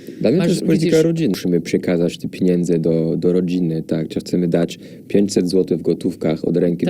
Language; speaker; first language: Polish; non-native, fluent; French